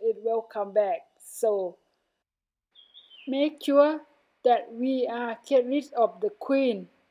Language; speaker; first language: English; non-native, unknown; Thai